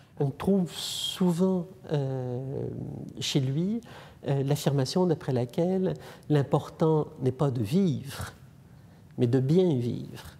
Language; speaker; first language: French; native; French